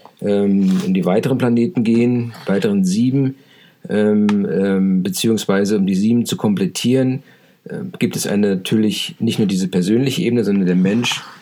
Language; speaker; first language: German; native; German